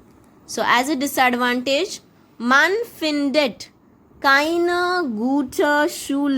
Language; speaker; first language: German; non-native, fluent; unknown